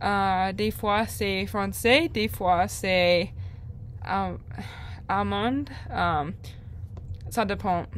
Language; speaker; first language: French; non-native, learner; English